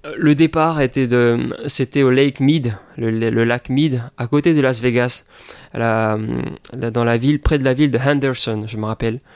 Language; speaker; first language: French; native; French